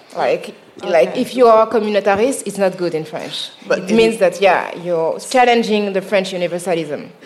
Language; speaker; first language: English; non-native, fluent; French